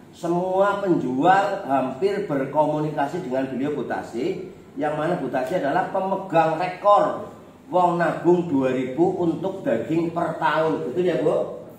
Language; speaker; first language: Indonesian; non-native, local second language; Javanese